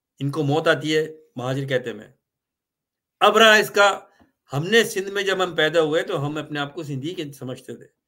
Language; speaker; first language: Urdu; native; Urdu